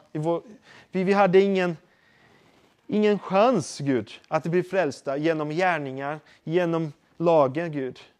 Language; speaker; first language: Swedish; non-native, fluent; Portuguese